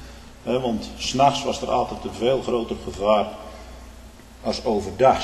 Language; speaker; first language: Dutch; native; Dutch